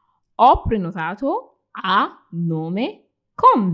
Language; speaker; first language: Italian; non-native, fluent; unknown